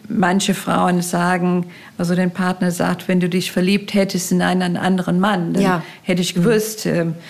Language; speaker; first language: German; non-native, fluent; English